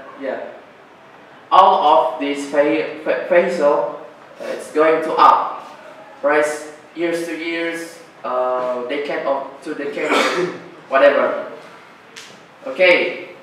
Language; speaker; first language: English; non-native, learner; Indonesian